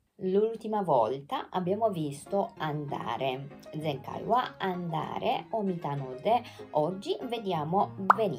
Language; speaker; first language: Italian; non-native, fluent; Japanese